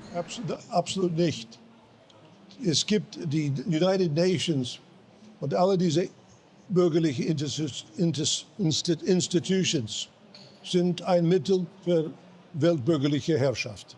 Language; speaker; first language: German; non-native, fluent; English